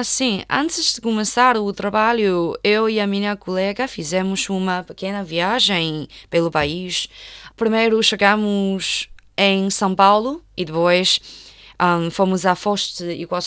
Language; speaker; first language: Portuguese; non-native, fluent; Chinese